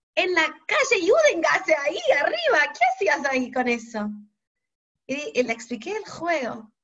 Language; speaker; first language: Spanish; non-native, fluent; English